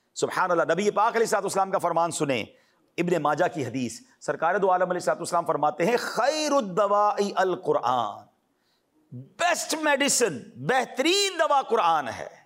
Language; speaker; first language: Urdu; native; Urdu